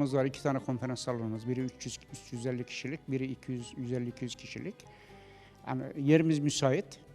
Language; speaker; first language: Turkish; native; Turkish